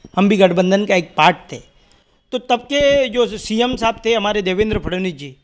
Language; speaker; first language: Hindi; non-native, local second language; Marathi